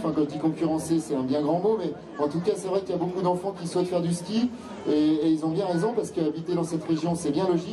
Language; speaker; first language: French; native; French